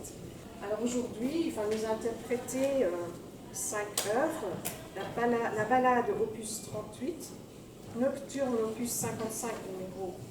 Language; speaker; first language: French; native; French